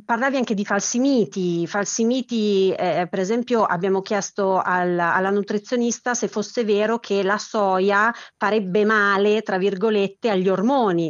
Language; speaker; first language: Italian; native; Italian